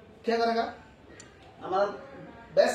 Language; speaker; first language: Hindi; non-native, learner; Bangla